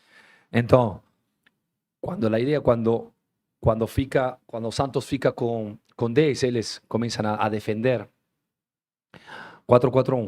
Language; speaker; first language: Portuguese; non-native, fluent; Spanish